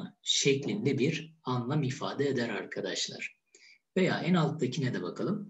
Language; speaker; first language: Turkish; native; Turkish